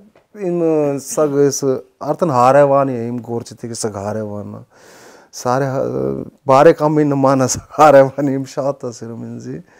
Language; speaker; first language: Armenian; non-native, learner; Hindi